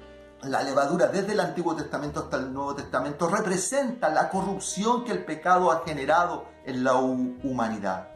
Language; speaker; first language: Spanish; native; Spanish